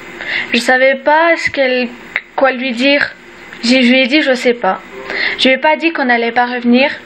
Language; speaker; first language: French; early bilingual, other home language; Armenian